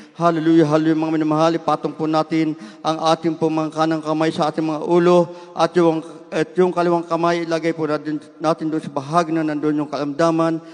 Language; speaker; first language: Filipino; native; Filipino